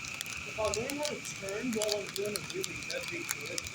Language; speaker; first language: English; native; English